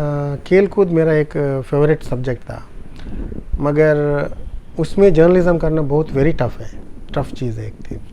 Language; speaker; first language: Hindi; non-native, local second language; Tulu